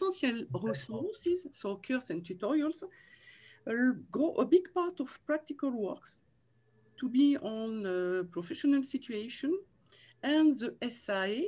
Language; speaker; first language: English; non-native, learner; French